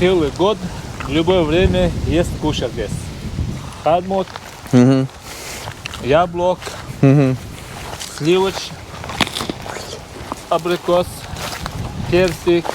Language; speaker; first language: Russian; non-native, local second language; Chechen